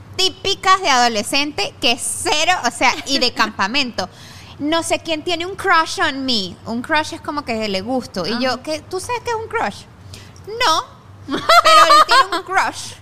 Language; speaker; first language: Spanish; native; Spanish